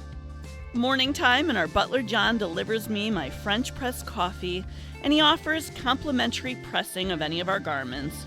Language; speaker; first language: English; native; English